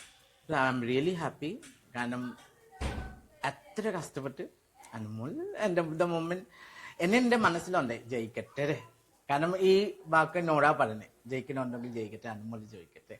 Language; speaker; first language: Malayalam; non-native, local second language; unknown